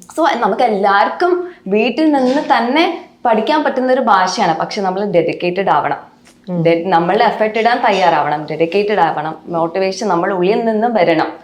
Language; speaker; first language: Malayalam; non-native, local second language; English